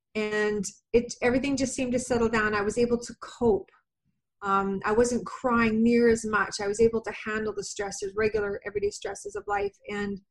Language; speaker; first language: English; native; English